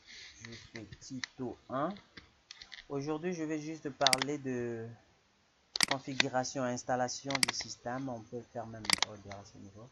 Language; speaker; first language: French; non-native, local second language; Lingala